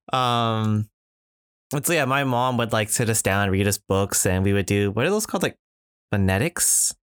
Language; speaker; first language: English; native; English